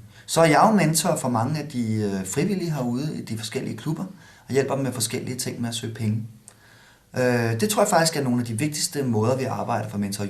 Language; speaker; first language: Danish; native; Danish